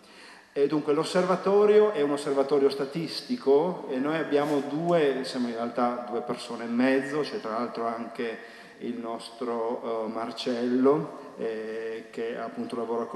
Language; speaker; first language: Italian; native; Italian